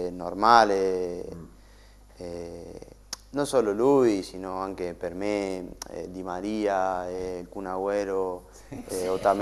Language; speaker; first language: Italian; non-native, learner; Spanish